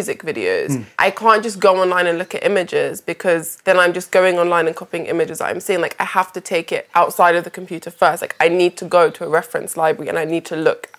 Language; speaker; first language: English; native; English